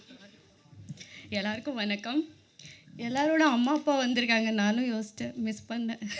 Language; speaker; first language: Tamil; non-native, learner; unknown